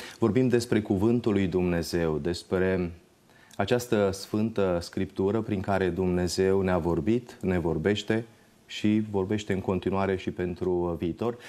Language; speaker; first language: Romanian; native; Romanian